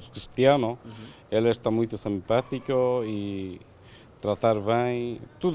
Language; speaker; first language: Portuguese; non-native, learner; Bangla